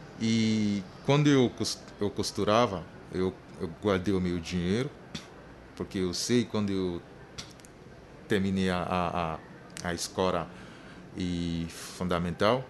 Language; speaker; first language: Portuguese; non-native, learner; Haitian Creole